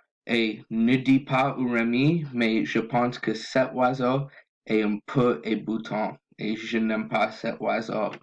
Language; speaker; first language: French; non-native, learner; English